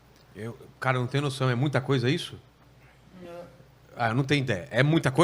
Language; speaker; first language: Portuguese; native; Portuguese